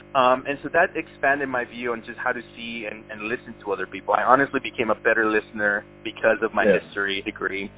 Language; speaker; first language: English; early bilingual, other home language; Spanish